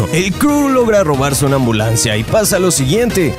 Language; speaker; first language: Spanish; native; Spanish